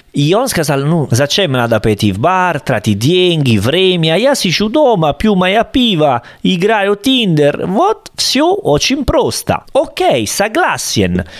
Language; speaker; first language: Russian; non-native, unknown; Italian